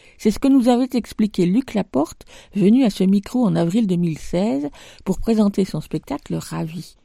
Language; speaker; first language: French; native; French